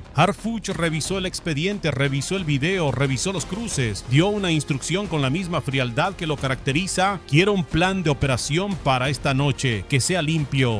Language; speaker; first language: Spanish; native; Spanish